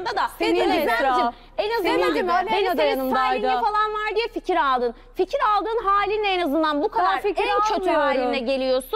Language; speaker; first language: Turkish; native; Turkish